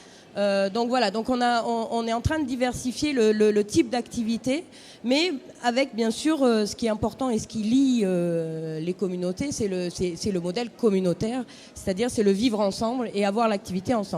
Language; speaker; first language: French; native; French